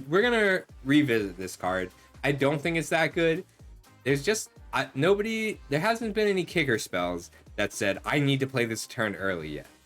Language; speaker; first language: English; native; English